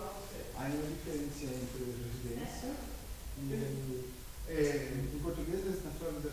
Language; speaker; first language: Spanish; non-native, learner; Portuguese